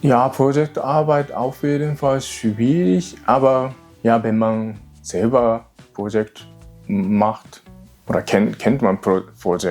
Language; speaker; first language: German; non-native, learner; Japanese